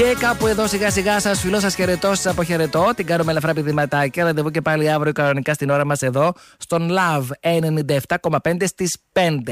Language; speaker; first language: Greek; native; Greek